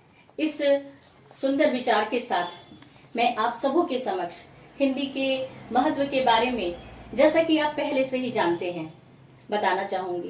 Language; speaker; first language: Hindi; native; Hindi